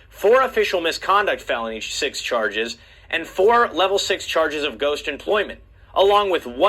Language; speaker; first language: English; native; English